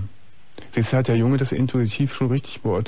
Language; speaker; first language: German; native; German